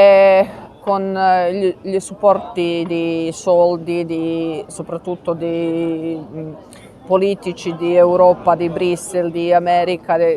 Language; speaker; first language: Italian; non-native, learner; Serbian